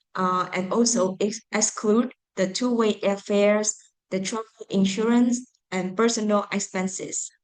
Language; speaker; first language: English; non-native, fluent; Vietnamese